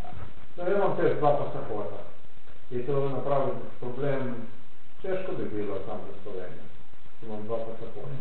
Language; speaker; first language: Polish; non-native, learner; Croatian